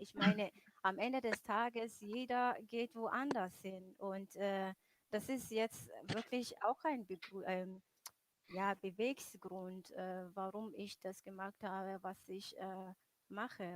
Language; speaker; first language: German; non-native, fluent; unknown